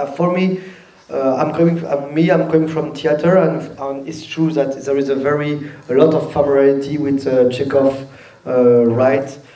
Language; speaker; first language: English; non-native, learner; French